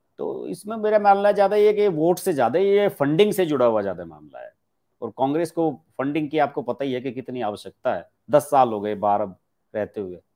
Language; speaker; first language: Hindi; native; Hindi